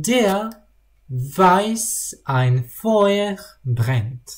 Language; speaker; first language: German; non-native, learner; Russian